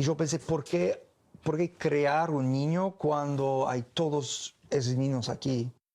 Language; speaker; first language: Spanish; non-native, learner; English